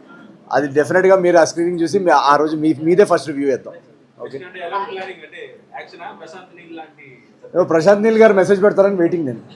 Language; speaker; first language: Telugu; native; Telugu